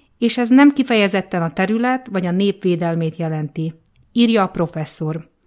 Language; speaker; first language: Hungarian; native; Hungarian